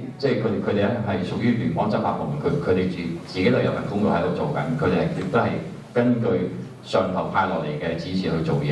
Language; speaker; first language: Cantonese; native; Cantonese